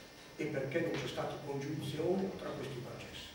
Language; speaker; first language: Italian; native; Italian